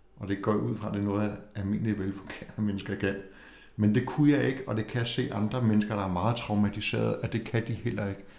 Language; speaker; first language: Danish; native; Danish